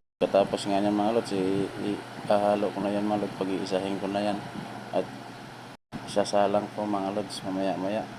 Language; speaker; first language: Filipino; non-native, local second language; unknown